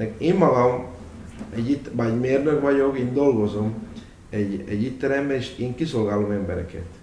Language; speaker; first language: Hungarian; non-native, fluent; Spanish